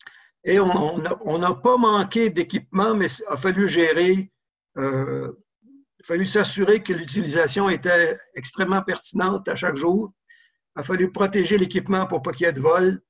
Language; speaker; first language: French; native; French